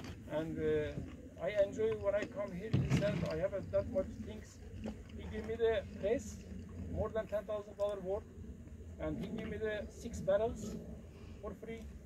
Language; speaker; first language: English; non-native, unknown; Kurdish